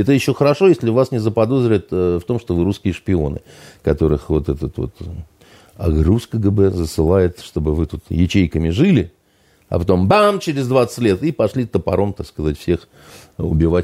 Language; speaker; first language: Russian; native; Russian